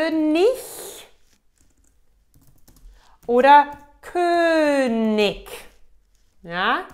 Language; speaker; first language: German; native; German